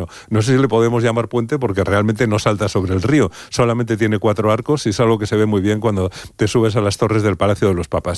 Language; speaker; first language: Spanish; native; Spanish